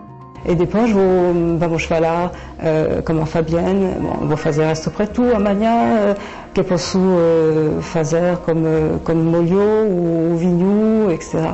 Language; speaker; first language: Portuguese; non-native, learner; French